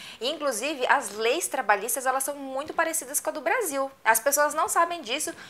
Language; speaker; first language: Portuguese; native; Portuguese